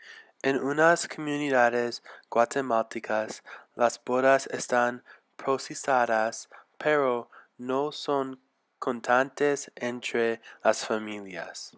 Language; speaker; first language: Spanish; non-native, learner; English